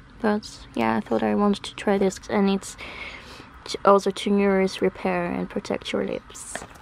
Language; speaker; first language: English; non-native, fluent; Dutch